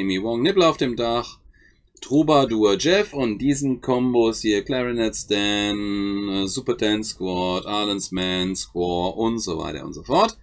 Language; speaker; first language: German; native; German